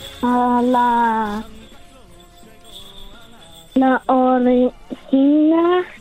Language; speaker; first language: Spanish; early bilingual, heritage; Spanish